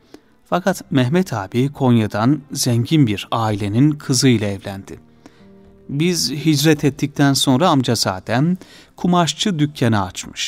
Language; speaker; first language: Turkish; native; Turkish